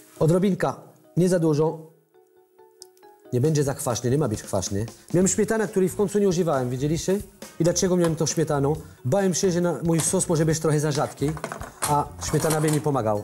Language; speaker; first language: Polish; non-native, learner; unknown